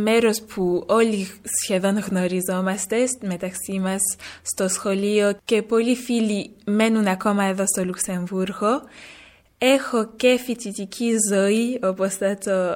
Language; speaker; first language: Greek; early bilingual, heritage; French